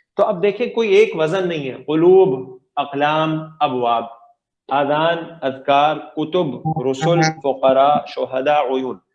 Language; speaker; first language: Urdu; native; Urdu